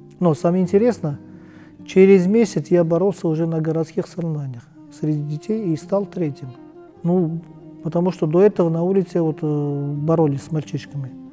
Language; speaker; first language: Russian; non-native, local second language; Armenian